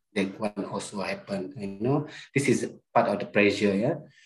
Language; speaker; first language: English; non-native, local second language; Malay